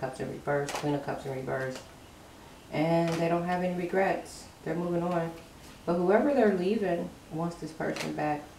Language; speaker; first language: English; native; English